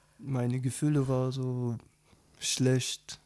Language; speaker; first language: German; non-native, learner; Arabic